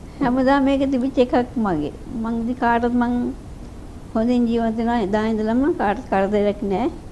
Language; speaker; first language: Sinhala; native; Sinhala